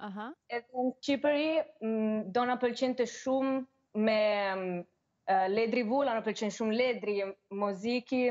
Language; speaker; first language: Albanian; early bilingual, heritage; Albanian